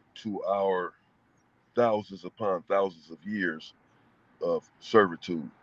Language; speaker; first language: English; native; English